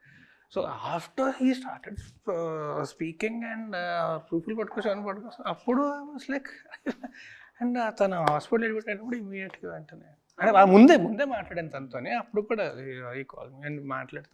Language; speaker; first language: Telugu; native; Telugu